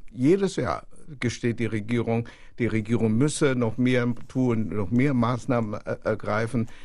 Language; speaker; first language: German; non-native, fluent; Chinese